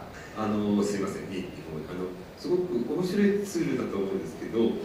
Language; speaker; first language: Japanese; native; Japanese